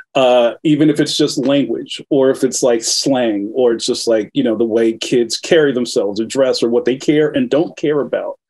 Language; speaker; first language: English; native; English